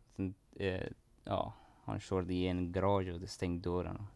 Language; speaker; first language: Swedish; non-native, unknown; Persian